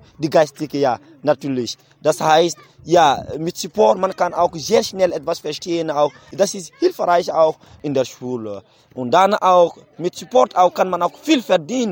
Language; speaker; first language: German; non-native, learner; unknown